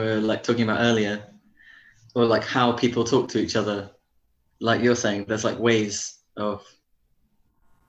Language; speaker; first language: English; native; English